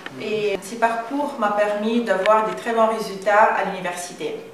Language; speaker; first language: French; non-native, fluent; Italian